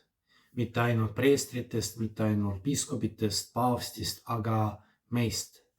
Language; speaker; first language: Estonian; non-native, fluent; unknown